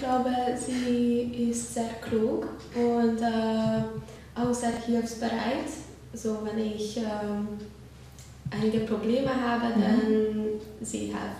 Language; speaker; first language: German; non-native, learner; Hungarian